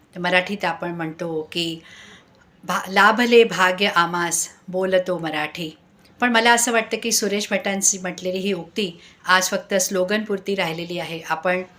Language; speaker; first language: Marathi; non-native, local second language; Sindhi